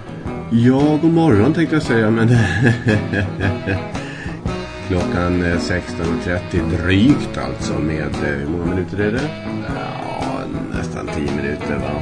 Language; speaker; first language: Swedish; native; Swedish